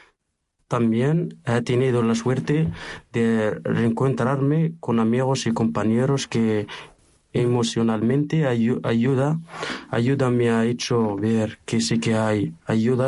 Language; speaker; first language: Spanish; non-native, learner; Arabic